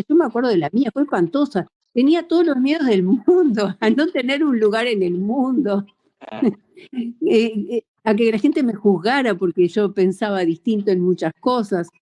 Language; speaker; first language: Spanish; native; Spanish